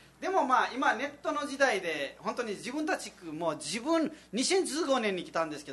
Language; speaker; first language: Japanese; non-native, fluent; Nepali